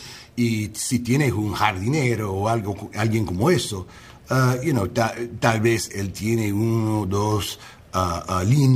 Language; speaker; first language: Spanish; early bilingual, heritage; English